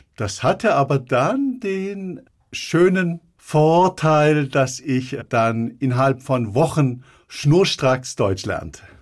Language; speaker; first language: German; early bilingual, other home language; Turkish